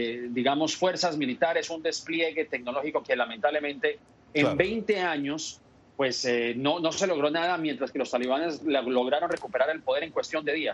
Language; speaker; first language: Spanish; native; Spanish